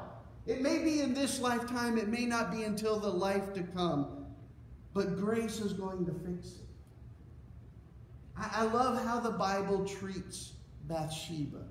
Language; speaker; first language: English; native; English